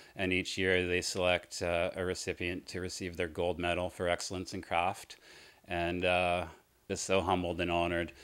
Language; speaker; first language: English; native; English